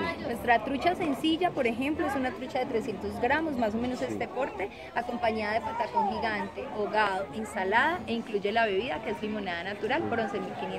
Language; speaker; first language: Spanish; native; Spanish